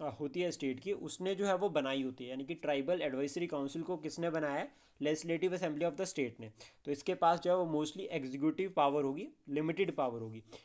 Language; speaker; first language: Hindi; native; Hindi